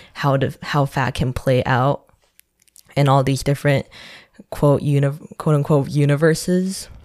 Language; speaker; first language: English; non-native, fluent; Chinese